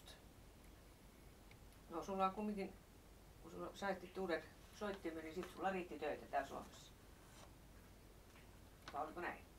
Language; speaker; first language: Finnish; native; Finnish